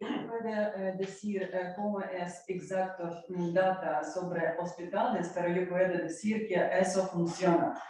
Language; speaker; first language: Spanish; non-native, learner; Ukrainian